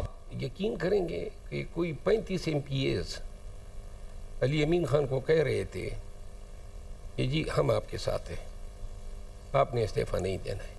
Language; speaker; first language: Urdu; native; Urdu